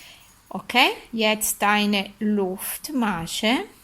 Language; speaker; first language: German; non-native, learner; Italian